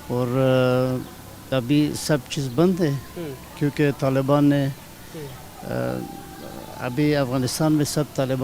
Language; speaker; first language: Hindi; non-native, learner; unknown